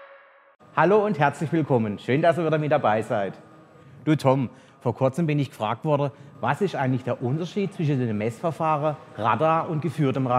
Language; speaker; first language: German; native; German